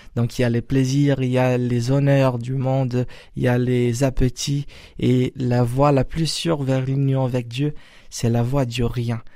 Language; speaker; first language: French; non-native, fluent; Portuguese